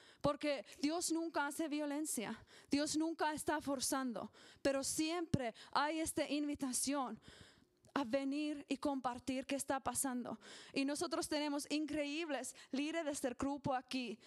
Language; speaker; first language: Spanish; non-native, learner; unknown